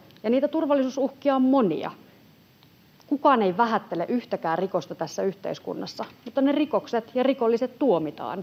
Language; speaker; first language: Finnish; native; Finnish